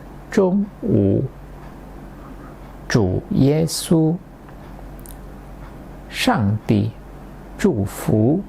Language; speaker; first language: Chinese; non-native, fluent; Indonesian